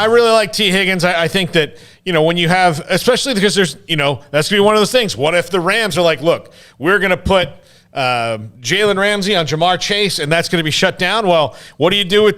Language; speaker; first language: English; native; English